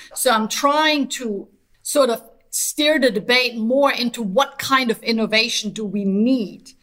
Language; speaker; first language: English; non-native, fluent; German